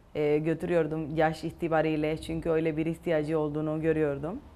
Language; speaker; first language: Turkish; non-native, fluent; Spanish